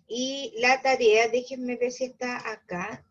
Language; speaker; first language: Spanish; native; Spanish